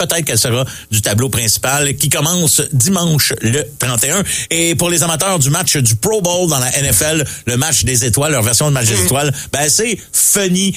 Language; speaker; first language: French; native; French